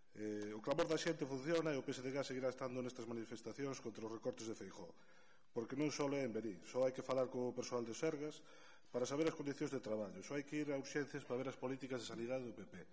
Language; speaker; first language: Galician; native; Galician